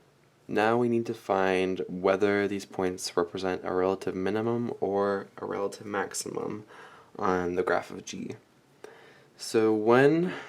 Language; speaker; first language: English; native; English